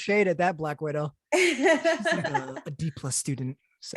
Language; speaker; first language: English; native; English